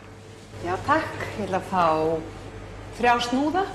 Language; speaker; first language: Icelandic; non-native, learner; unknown